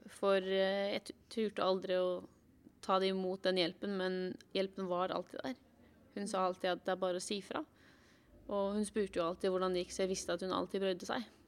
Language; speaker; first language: Norwegian; native; Norwegian